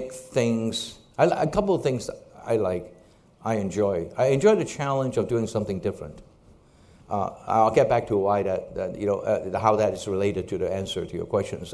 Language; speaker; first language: English; non-native, local second language; Cantonese